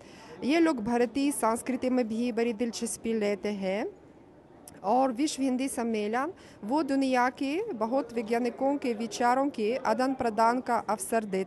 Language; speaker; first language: Hindi; non-native, fluent; Ukrainian